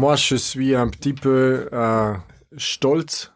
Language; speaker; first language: French; non-native, fluent; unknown